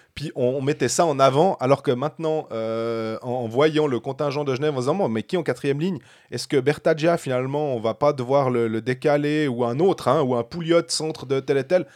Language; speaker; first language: French; native; French